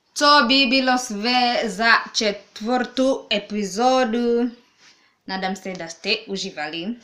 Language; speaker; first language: Serbian; non-native, learner; Swahili